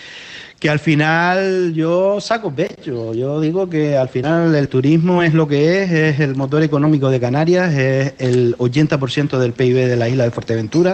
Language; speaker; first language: Spanish; native; Spanish